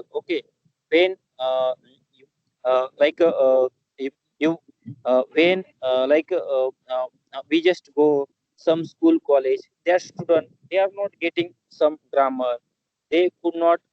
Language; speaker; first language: English; non-native, learner; Marathi